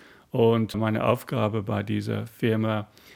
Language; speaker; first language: German; non-native, fluent; English